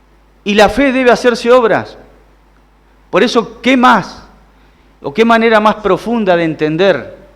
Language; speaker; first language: Spanish; native; Spanish